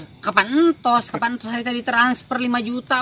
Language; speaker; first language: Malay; non-native, local second language; Sundanese